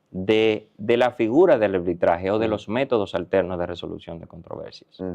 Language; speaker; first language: Spanish; native; Spanish